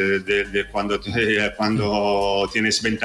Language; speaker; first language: Spanish; non-native, fluent; Italian